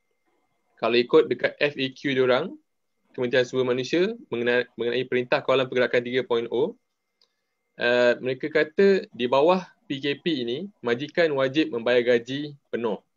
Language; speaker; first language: Malay; native; Malay